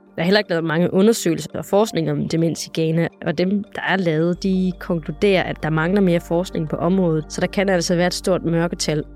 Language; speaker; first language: Danish; native; Danish